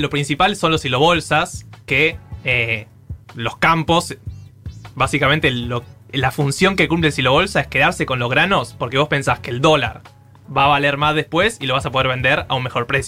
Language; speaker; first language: Spanish; native; Spanish